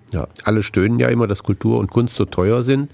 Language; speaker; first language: German; native; German